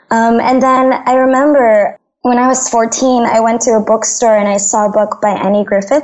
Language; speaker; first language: English; non-native, local second language; Filipino